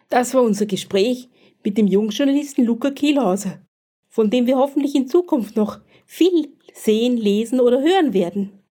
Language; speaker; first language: German; native; German